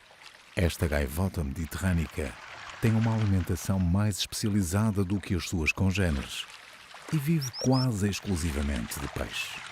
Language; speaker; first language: Portuguese; native; Portuguese